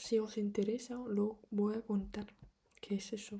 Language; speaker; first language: Spanish; non-native, fluent; Russian